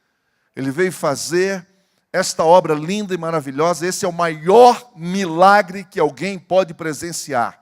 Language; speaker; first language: Portuguese; native; Portuguese